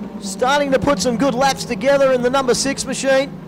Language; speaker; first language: English; native; English